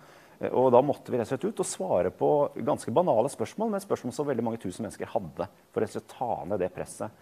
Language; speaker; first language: Norwegian; native; Norwegian